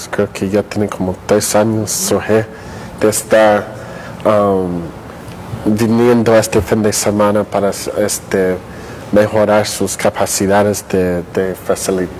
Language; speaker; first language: Spanish; non-native, fluent; English